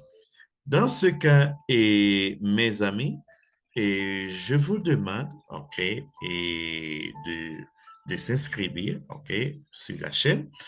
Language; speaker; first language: French; non-native, fluent; Spanish